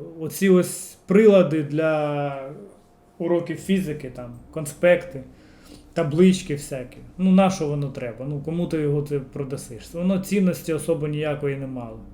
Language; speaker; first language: Ukrainian; non-native, local second language; Russian